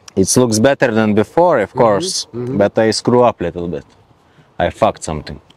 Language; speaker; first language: English; non-native, learner; Lithuanian